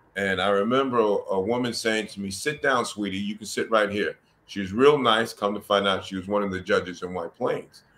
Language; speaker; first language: English; native; English